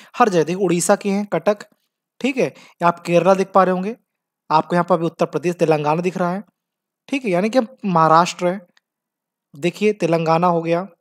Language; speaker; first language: Hindi; native; Hindi